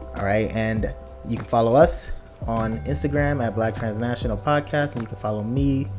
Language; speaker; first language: English; early bilingual, other home language; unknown